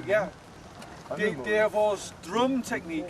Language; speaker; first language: Danish; non-native, fluent; English